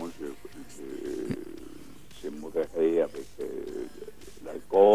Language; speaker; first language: French; non-native, fluent; Spanish